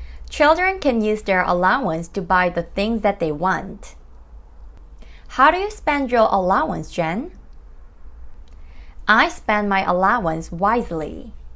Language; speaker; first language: English; non-native, fluent; Korean